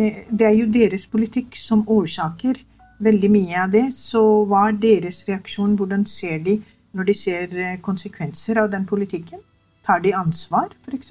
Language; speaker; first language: Norwegian; non-native, fluent; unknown